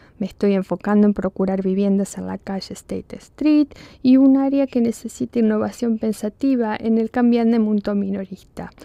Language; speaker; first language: Spanish; early bilingual, heritage; Spanish